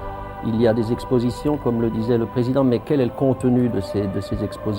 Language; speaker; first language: French; native; French